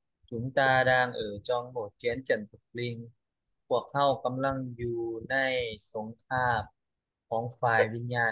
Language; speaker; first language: Vietnamese; non-native, learner; Lao